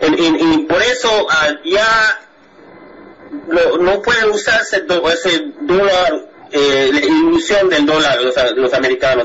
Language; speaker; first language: Spanish; non-native, fluent; English